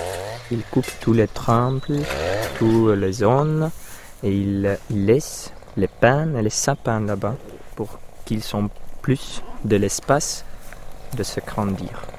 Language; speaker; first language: French; non-native, fluent; Finnish